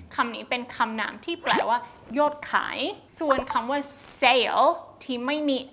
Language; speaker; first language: Thai; native; Thai